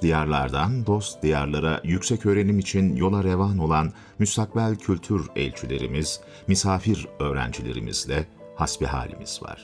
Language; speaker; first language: Turkish; native; Turkish